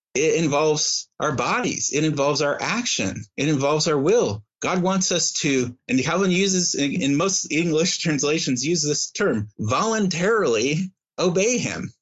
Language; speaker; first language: English; native; English